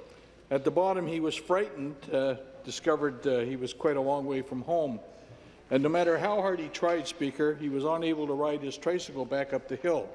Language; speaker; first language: English; native; English